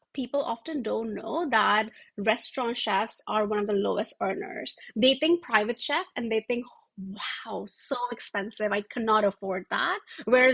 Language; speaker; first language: English; non-native, local second language; Hindi